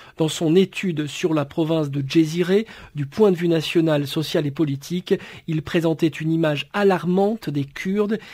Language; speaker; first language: French; native; French